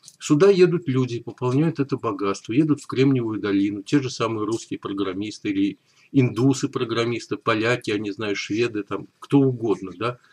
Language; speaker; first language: Russian; native; Russian